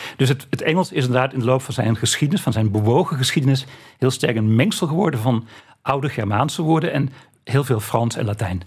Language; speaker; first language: Dutch; native; Dutch